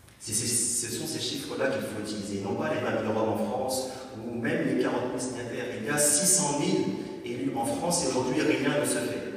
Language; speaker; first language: French; native; French